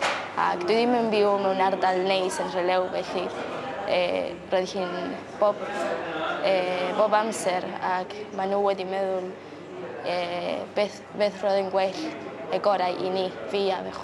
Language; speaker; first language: Welsh; non-native, learner; Spanish